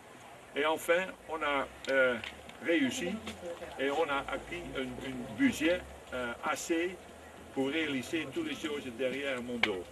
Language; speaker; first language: French; non-native, fluent; Dutch